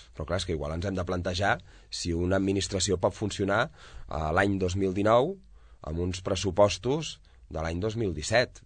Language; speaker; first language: Catalan; native; Catalan